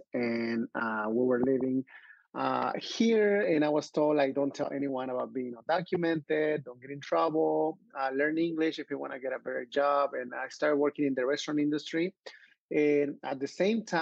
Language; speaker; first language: English; non-native, fluent; Spanish